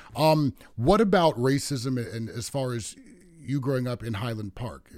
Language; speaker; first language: English; native; English